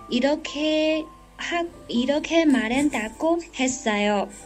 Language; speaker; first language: Korean; non-native, learner; Chinese